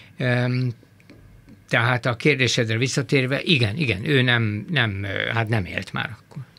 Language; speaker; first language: Hungarian; native; Hungarian